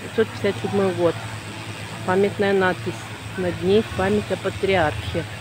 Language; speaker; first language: Russian; native; Russian